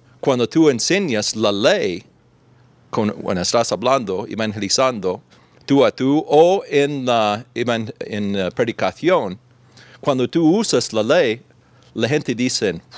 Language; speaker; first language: Spanish; non-native, fluent; English